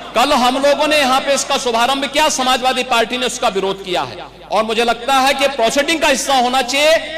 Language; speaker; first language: Hindi; native; Hindi